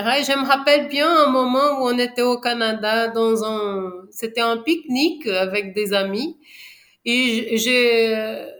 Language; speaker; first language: French; non-native, fluent; Portuguese